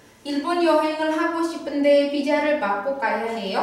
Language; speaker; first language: Korean; non-native, fluent; Indonesian